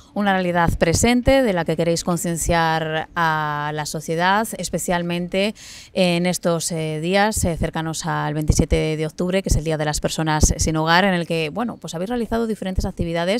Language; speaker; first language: Spanish; native; Spanish